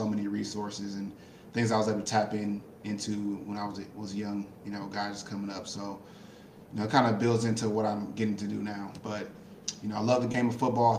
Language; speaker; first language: English; native; English